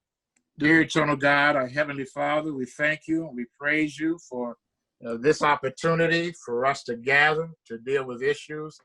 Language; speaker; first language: English; native; English